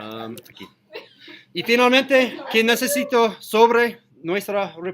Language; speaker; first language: Spanish; non-native, learner; English